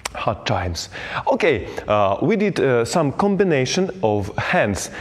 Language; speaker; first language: English; non-native, fluent; Belarusian